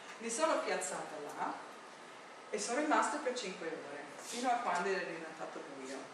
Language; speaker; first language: Italian; non-native, fluent; English